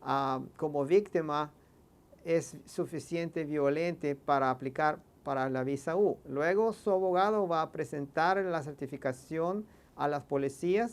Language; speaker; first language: Spanish; non-native, fluent; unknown